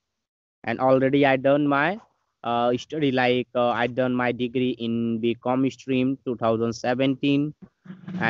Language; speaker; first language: English; non-native, learner; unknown